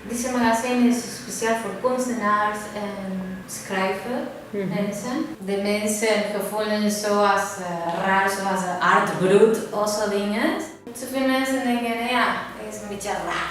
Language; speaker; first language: Dutch; non-native, learner; Spanish